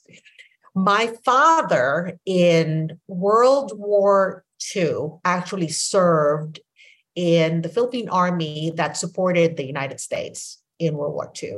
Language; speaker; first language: English; non-native, local second language; Filipino